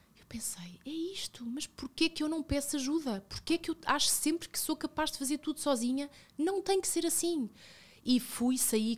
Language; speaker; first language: Portuguese; early bilingual, other home language; Spanish